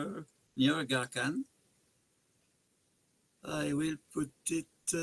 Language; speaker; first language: English; non-native, fluent; French